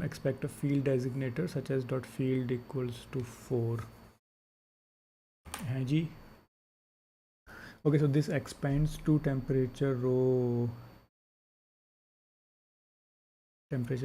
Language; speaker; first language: English; non-native, local second language; Hindi